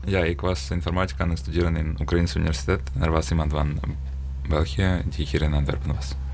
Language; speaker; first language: Dutch; non-native, fluent; Ukrainian